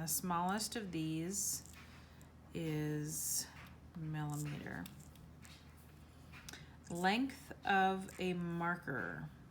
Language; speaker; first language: English; native; English